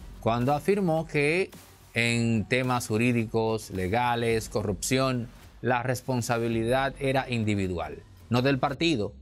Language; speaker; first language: Spanish; native; Spanish